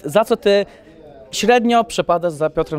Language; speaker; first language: Polish; native; Polish